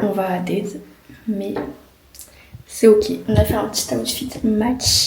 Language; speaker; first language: French; native; French